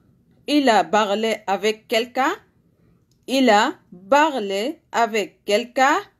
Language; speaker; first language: French; non-native, learner; Arabic